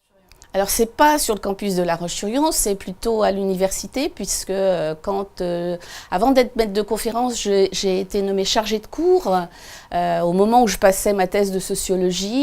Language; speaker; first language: French; native; French